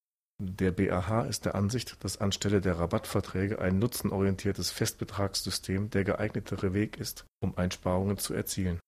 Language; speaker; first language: German; native; German